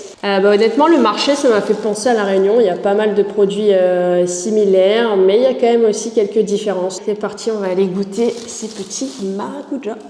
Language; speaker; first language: French; native; French